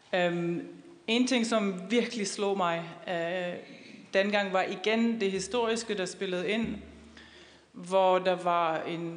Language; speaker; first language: Danish; non-native, fluent; German